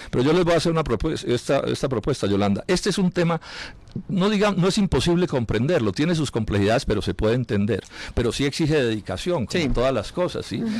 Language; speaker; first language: Spanish; native; Spanish